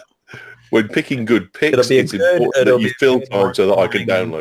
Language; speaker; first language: English; native; English